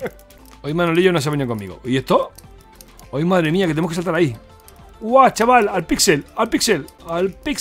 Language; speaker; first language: Spanish; native; Spanish